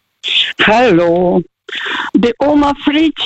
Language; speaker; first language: German; non-native, fluent; Russian